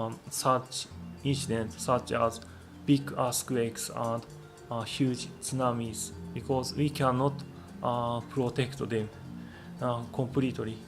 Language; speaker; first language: English; non-native, learner; Japanese